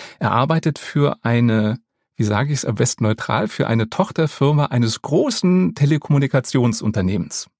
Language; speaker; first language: German; native; German